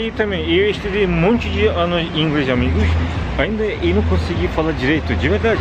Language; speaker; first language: Portuguese; non-native, learner; Turkish